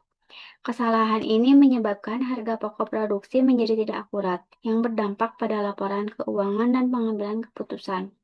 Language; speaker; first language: Indonesian; native; Indonesian